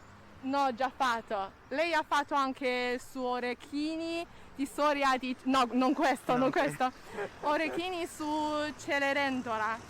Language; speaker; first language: Italian; non-native, learner; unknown